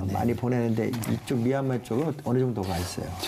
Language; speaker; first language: Korean; native; Korean